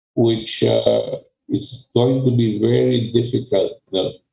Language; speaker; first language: English; non-native, local second language; Filipino